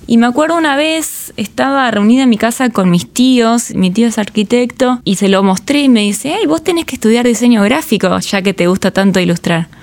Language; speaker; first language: Spanish; native; Spanish